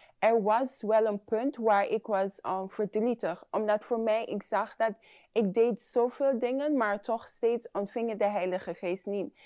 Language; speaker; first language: Dutch; non-native, fluent; English